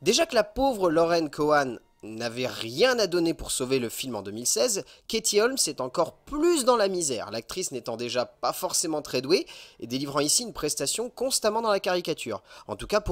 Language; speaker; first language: French; native; French